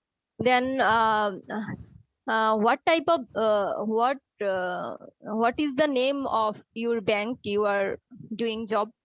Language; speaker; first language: English; non-native, learner; Bangla